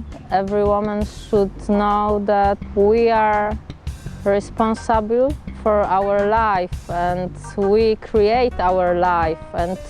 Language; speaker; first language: English; non-native, fluent; Polish